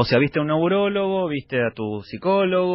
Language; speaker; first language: Spanish; native; Spanish